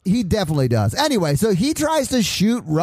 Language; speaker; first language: English; native; English